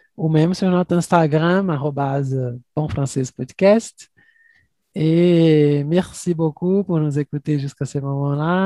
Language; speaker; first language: French; non-native, fluent; Portuguese